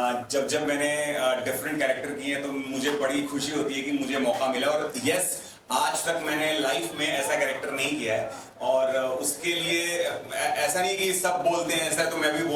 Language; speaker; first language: Hindi; native; Hindi